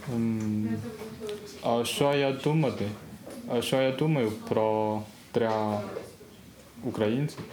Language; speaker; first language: Ukrainian; non-native, learner; Chinese